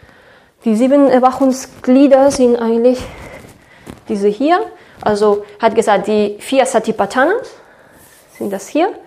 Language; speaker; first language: German; non-native, fluent; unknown